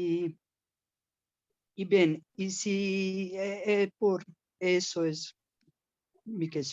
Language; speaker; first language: Spanish; non-native, learner; Portuguese